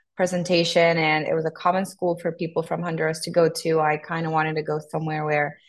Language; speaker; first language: English; non-native, fluent; Spanish